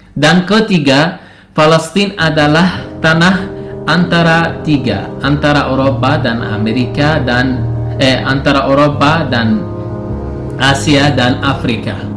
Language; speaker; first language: Indonesian; non-native, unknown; Arabic